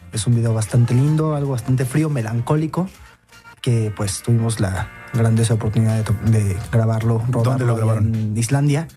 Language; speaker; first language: Spanish; native; Spanish